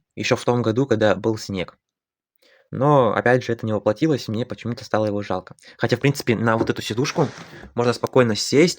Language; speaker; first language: Russian; native; Russian